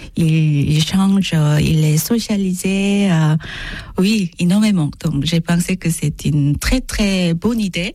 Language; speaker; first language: French; non-native, learner; Korean